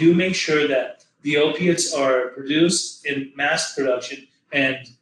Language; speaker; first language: English; native; English